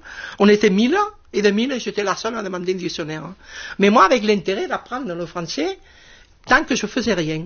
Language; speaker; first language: French; non-native, fluent; Spanish